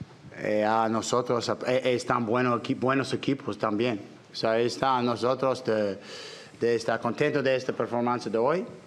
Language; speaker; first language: Italian; non-native, learner; English